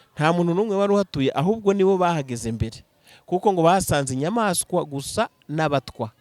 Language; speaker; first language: Kinyarwanda; native; Kinyarwanda